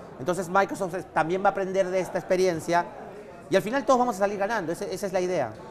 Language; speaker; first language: Spanish; native; Spanish